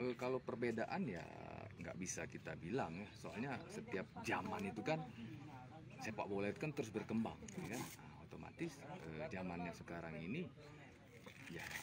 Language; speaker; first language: Indonesian; native; Indonesian